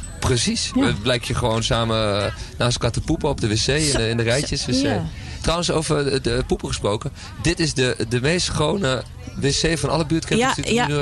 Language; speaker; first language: Dutch; native; Dutch